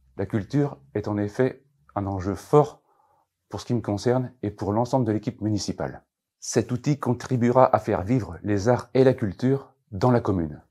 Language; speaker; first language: French; native; French